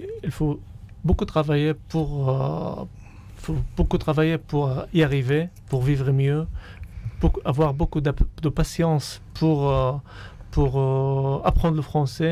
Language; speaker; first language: French; non-native, fluent; Arabic